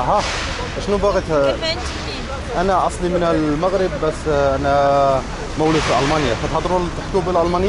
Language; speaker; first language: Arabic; early bilingual, heritage; Arabic